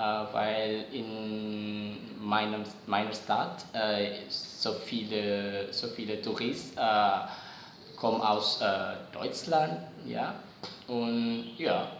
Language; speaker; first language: German; non-native, learner; Javanese